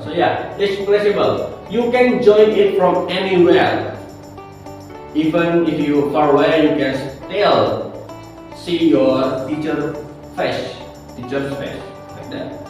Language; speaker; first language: English; non-native, learner; Indonesian